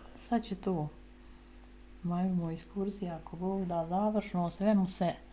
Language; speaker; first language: Bosnian; native; Bosnian